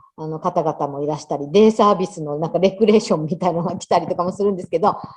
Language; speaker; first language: Japanese; native; Japanese